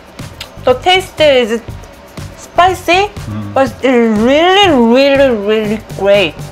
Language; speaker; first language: English; non-native, learner; Korean